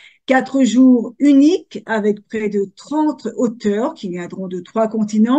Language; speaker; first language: French; native; French